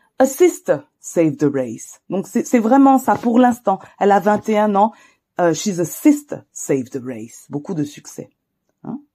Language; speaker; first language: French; native; French